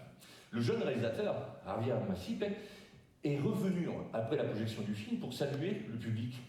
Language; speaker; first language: French; native; French